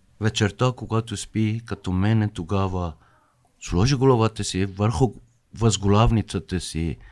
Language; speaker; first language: Bulgarian; non-native, fluent; Persian